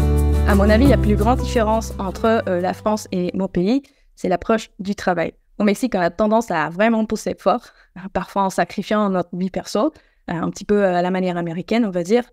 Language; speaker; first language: French; non-native, fluent; Spanish